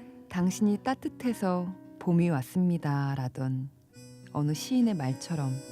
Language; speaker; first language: Korean; native; Korean